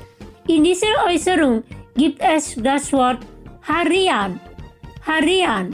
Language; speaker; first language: German; non-native, fluent; Indonesian